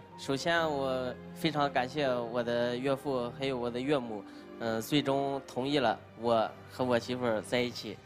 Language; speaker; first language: Chinese; native; Chinese